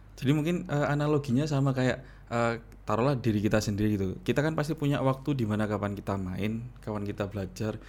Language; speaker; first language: Indonesian; non-native, local second language; Madurese